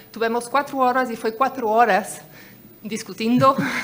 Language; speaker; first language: Spanish; non-native, fluent; Portuguese